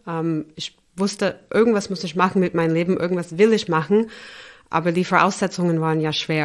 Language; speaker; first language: German; non-native, fluent; English